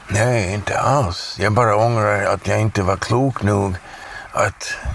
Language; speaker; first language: Swedish; non-native, fluent; English